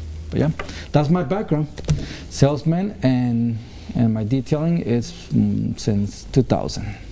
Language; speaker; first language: English; early bilingual, other home language; Spanish